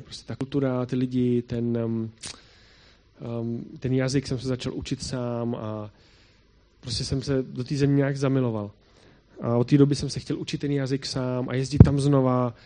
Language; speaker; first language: Czech; native; Czech